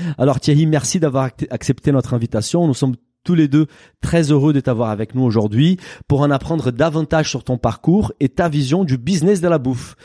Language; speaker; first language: French; non-native, fluent; Portuguese